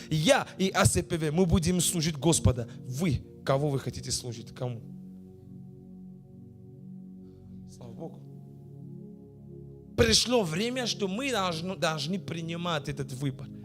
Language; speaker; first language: Russian; non-native, fluent; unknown